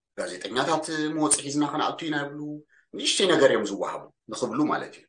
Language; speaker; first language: Tigrinya; early bilingual, heritage; Tigrinya